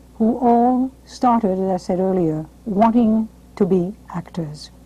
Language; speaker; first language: English; non-native, fluent; French